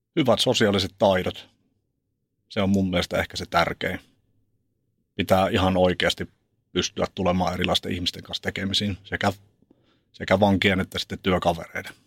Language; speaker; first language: Finnish; native; Finnish